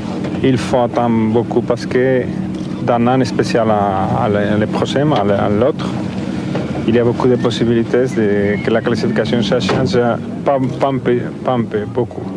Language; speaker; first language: French; non-native, learner; Spanish